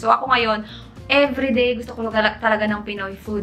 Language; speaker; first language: Filipino; native; Filipino